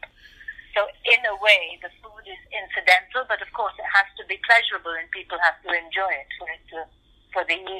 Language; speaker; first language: English; non-native, local second language; Urdu